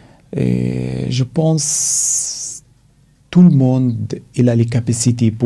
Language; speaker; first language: French; non-native, learner; Arabic